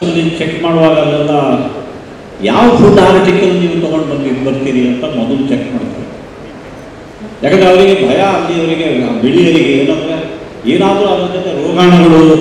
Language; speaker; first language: Kannada; non-native, local second language; Konkani